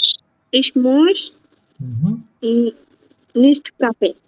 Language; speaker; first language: German; non-native, learner; Bangla